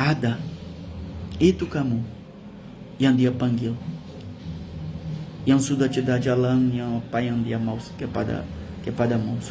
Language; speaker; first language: Indonesian; non-native, fluent; Portuguese